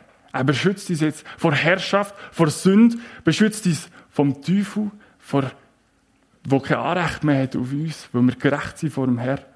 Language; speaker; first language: German; native; German